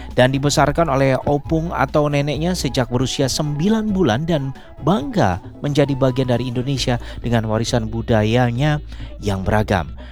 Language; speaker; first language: Indonesian; native; Indonesian